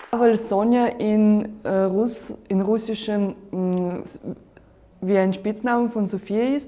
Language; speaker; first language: German; non-native, fluent; Russian